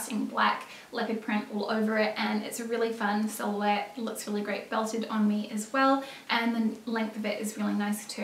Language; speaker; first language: English; native; English